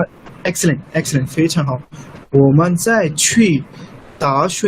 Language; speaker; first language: Chinese; non-native, fluent; Urdu